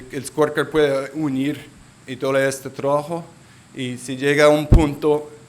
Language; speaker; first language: Spanish; non-native, local second language; English